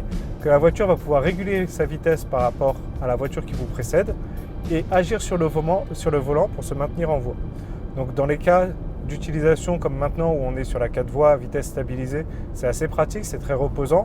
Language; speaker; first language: French; native; French